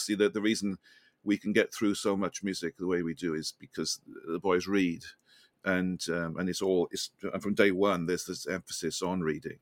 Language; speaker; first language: English; native; English